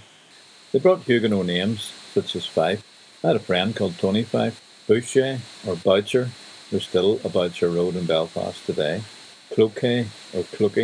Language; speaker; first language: English; native; English